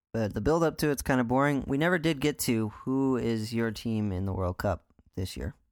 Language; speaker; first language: English; native; English